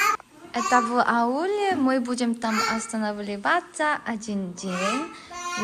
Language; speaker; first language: Russian; non-native, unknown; Korean